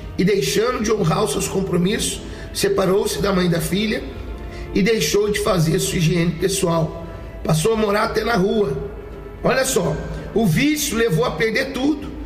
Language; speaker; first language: Portuguese; native; Portuguese